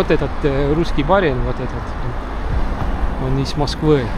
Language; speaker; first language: Russian; non-native, local second language; Estonian